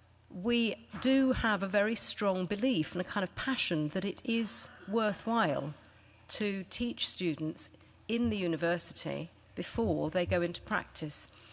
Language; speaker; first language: English; native; English